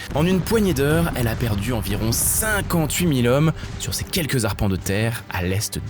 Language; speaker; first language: French; native; French